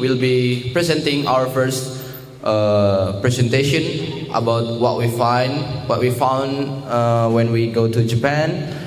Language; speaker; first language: English; non-native, learner; Indonesian